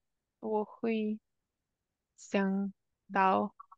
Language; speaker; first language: Chinese; non-native, learner; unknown